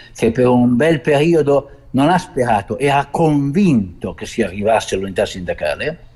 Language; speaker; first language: Italian; native; Italian